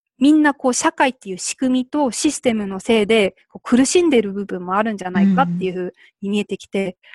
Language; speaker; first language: Japanese; early bilingual, other home language; Korean